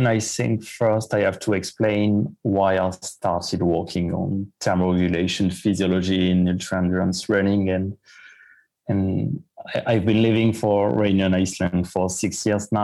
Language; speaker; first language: English; non-native, fluent; French